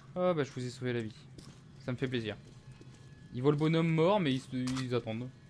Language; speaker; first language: French; native; French